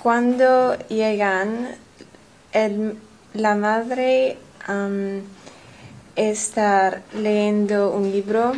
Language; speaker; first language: Spanish; non-native, learner; English